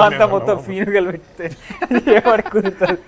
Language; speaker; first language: Telugu; native; Telugu